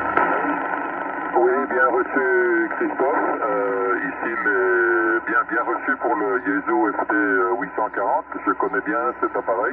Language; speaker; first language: French; non-native, fluent; Greek